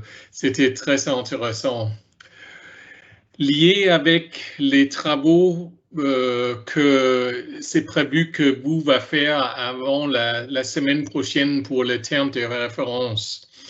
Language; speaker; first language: French; non-native, learner; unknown